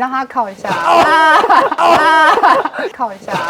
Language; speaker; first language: Chinese; native; Chinese